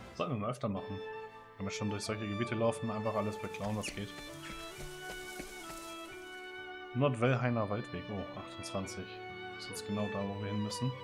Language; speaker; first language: German; native; German